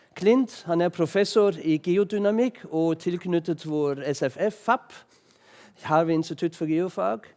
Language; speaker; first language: Norwegian; non-native, fluent; German